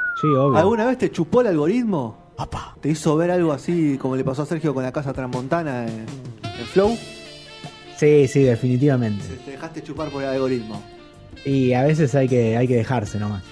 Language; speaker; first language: Spanish; native; Spanish